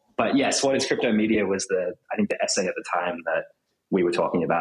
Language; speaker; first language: English; native; English